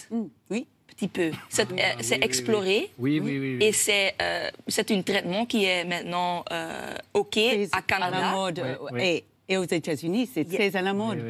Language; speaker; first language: French; non-native, local second language; Dutch